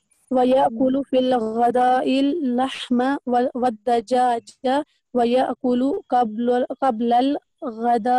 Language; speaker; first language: Arabic; non-native, learner; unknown